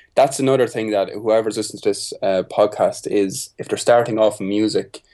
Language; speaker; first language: English; native; English